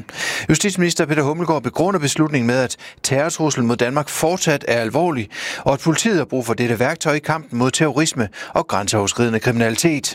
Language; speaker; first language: Danish; native; Danish